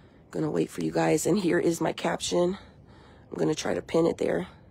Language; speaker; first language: English; early bilingual, other home language; Spanish